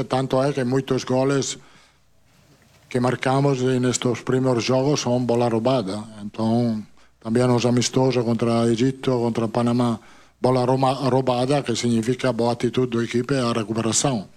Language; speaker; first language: Portuguese; non-native, fluent; Italian